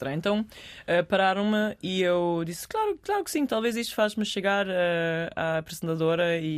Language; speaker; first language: Portuguese; early bilingual, other home language; Danish